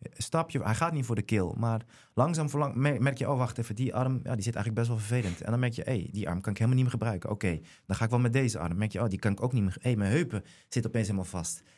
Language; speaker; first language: Dutch; native; Dutch